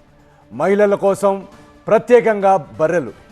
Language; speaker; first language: Telugu; native; Telugu